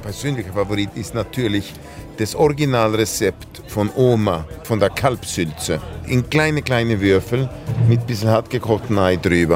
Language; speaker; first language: German; early bilingual, heritage; German